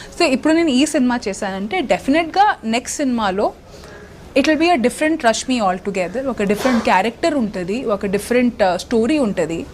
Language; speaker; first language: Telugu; non-native, local second language; Hindi